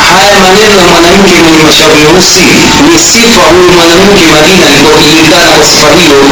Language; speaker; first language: Swahili; native; Swahili